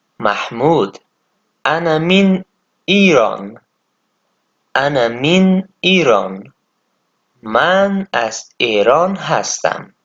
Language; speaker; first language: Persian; native; Persian